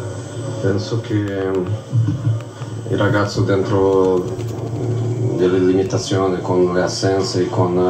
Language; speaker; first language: Italian; non-native, fluent; Portuguese